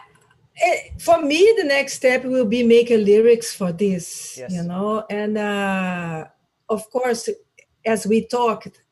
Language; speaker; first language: English; non-native, learner; Portuguese